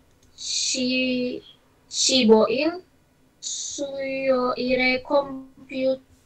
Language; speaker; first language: Korean; non-native, learner; Indonesian